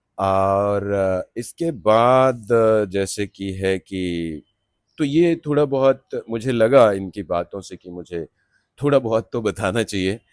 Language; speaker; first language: Hindi; non-native, local second language; Maithili